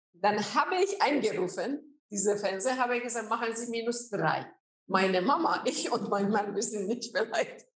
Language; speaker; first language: German; non-native, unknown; Azerbaijani